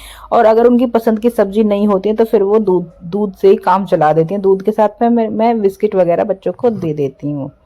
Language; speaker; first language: Hindi; native; Hindi